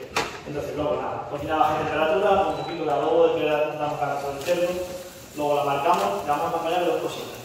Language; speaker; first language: Spanish; native; Spanish